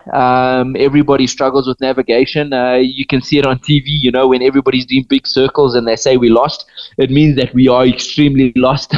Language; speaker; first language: English; native; English